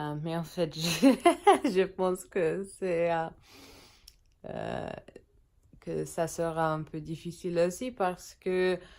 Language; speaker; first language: French; non-native, learner; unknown